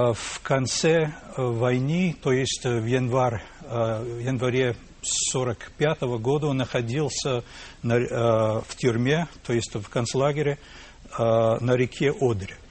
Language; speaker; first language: Russian; non-native, fluent; English